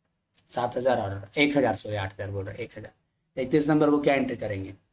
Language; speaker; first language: Hindi; native; Hindi